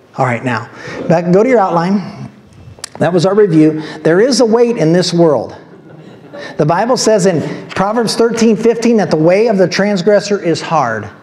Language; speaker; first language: English; native; English